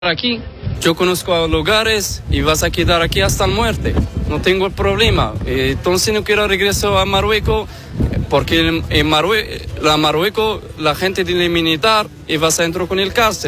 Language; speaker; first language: Spanish; non-native, learner; Arabic